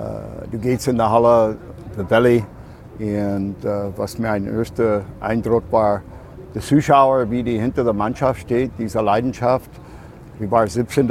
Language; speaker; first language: German; non-native, fluent; English